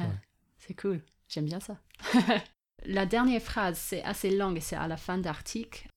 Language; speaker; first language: French; non-native, fluent; English